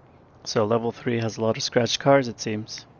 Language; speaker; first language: English; native; English